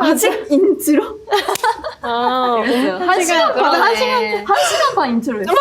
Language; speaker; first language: Korean; non-native, fluent; Japanese